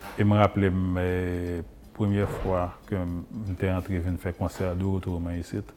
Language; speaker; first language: French; non-native, local second language; Haitian Creole